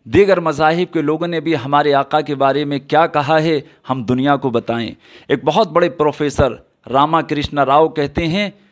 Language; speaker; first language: Hindi; native; Hindi